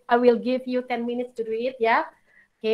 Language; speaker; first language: English; non-native, learner; Indonesian